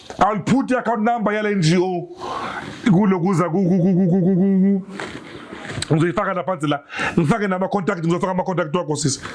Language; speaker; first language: Zulu; native; Zulu